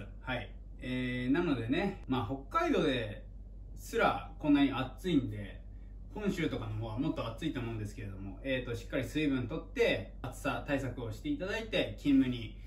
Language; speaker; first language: Japanese; native; Japanese